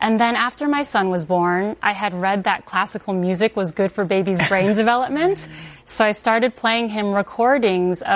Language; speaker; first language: English; non-native, local second language; Chinese